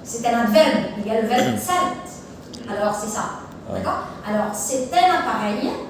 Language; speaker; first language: French; non-native, fluent; Arabic